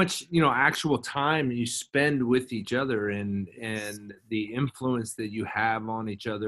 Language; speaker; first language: English; native; English